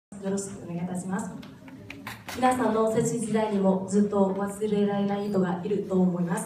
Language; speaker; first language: Japanese; non-native, fluent; Vietnamese